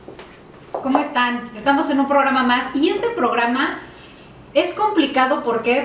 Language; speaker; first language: Spanish; native; Spanish